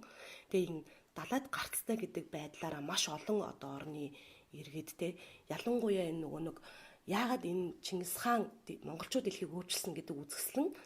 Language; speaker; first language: Mongolian; native; Mongolian